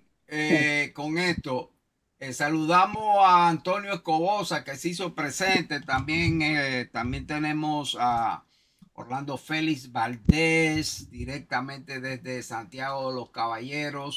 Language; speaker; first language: Spanish; native; Spanish